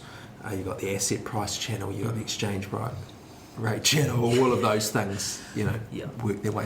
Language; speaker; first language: English; native; English